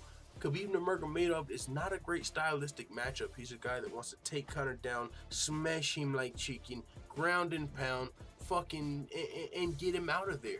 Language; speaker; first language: English; native; English